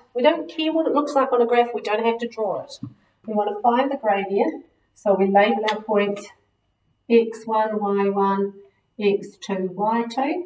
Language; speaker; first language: English; native; English